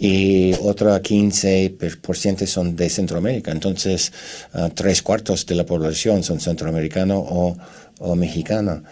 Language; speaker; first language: Spanish; non-native, fluent; English